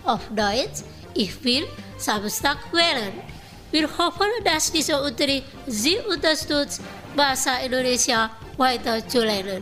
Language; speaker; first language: German; non-native, fluent; Indonesian